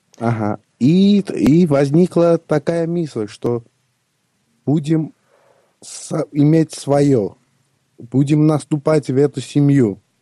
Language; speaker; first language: Russian; non-native, local second language; Armenian